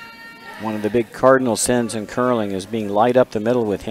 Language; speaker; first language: English; native; English